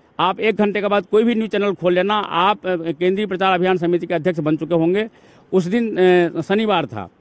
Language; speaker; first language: Hindi; native; Hindi